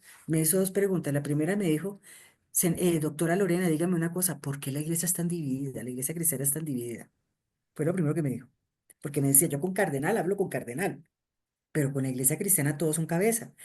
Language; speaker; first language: Spanish; native; Spanish